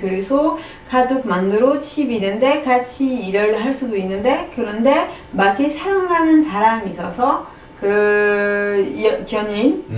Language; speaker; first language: Korean; non-native, fluent; French